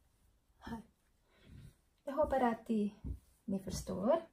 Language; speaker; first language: Swedish; non-native, learner; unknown